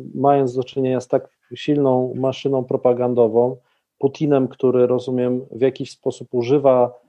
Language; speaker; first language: Polish; native; Polish